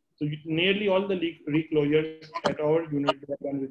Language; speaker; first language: English; non-native, local second language; Urdu